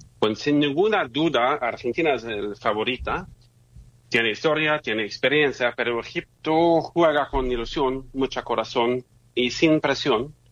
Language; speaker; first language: Spanish; non-native, fluent; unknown